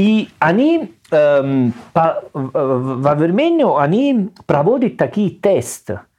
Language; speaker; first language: Russian; non-native, learner; Italian